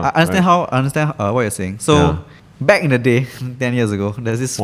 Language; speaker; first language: English; native; English